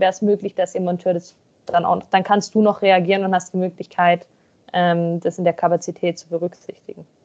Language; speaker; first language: German; native; German